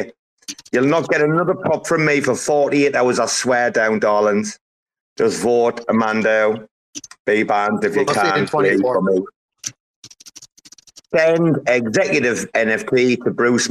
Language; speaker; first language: English; native; English